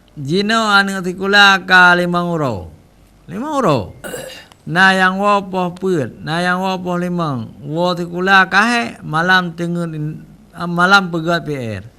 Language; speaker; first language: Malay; non-native, local second language; Achinese